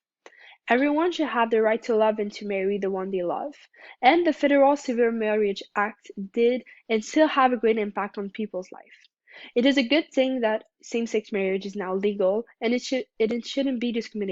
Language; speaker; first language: English; non-native, local second language; French